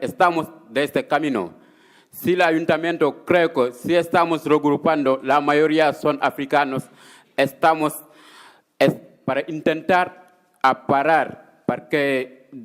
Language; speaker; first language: Spanish; non-native, fluent; Wolof